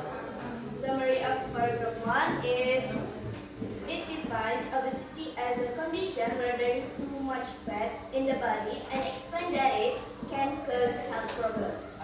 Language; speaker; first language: English; non-native, learner; Indonesian